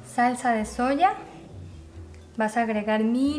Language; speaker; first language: Spanish; early bilingual, other home language; Korean